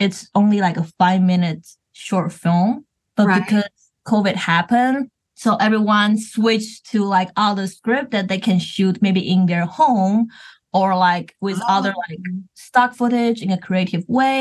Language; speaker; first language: English; non-native, fluent; Chinese